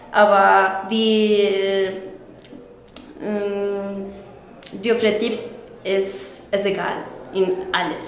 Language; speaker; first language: German; non-native, learner; Spanish